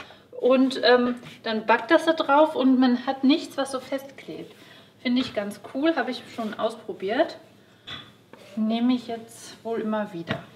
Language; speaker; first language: German; native; German